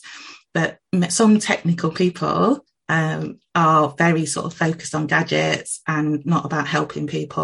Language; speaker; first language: English; native; English